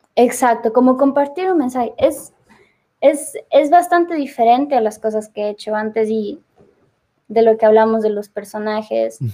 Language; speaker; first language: Spanish; native; Spanish